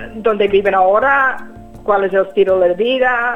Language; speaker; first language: Spanish; non-native, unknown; English